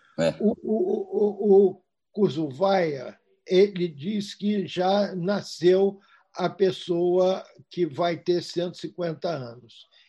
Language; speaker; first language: Portuguese; native; Portuguese